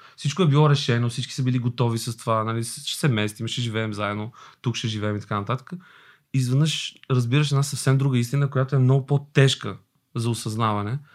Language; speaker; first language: Bulgarian; early bilingual, other home language; Albanian